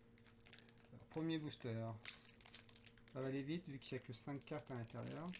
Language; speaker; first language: French; native; French